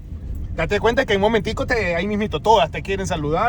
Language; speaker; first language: Spanish; native; Spanish